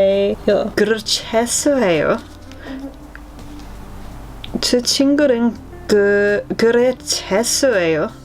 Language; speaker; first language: Korean; non-native, learner; English